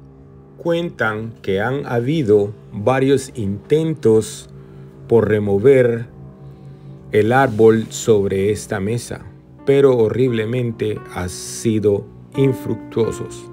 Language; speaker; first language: Spanish; native; Spanish